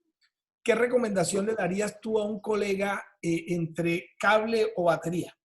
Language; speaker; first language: Spanish; native; Spanish